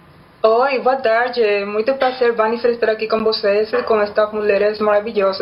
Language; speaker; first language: Portuguese; non-native, learner; Spanish